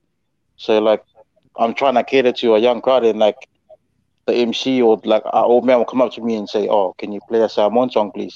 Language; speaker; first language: English; native; English